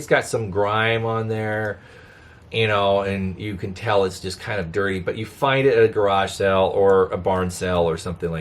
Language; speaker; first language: English; native; English